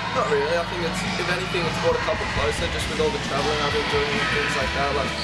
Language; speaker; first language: English; native; English